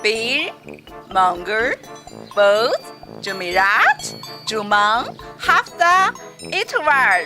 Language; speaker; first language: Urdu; non-native, learner; Chinese